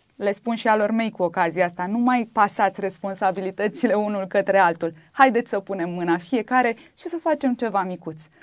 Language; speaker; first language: Romanian; native; Romanian